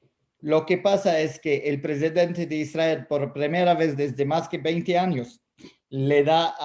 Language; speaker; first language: Spanish; non-native, fluent; Arabic